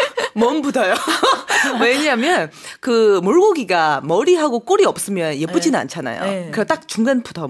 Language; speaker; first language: Korean; non-native, fluent; Chinese